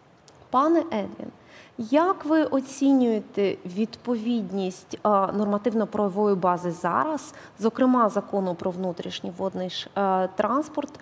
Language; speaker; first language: Ukrainian; native; Ukrainian